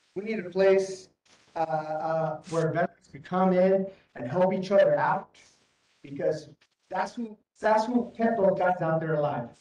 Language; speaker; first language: English; native; English